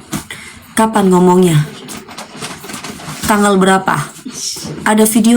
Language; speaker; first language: Indonesian; native; Indonesian